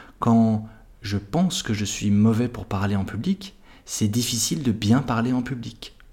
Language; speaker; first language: French; native; French